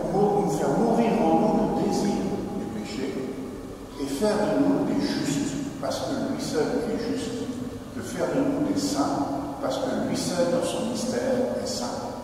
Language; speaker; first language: French; native; French